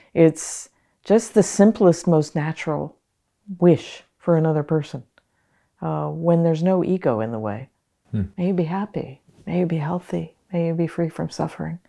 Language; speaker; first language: English; native; English